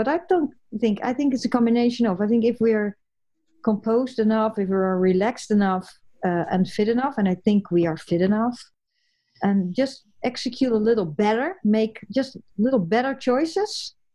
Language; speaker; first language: English; non-native, fluent; Dutch